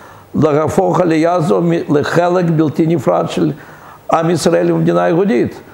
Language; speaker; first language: Hebrew; non-native, fluent; Russian